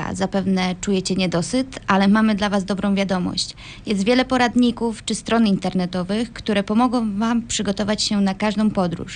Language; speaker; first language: Polish; native; Polish